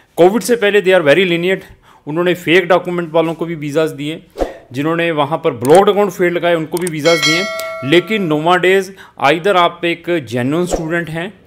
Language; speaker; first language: Hindi; native; Hindi